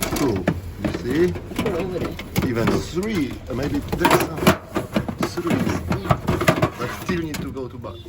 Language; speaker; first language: English; non-native, learner; Polish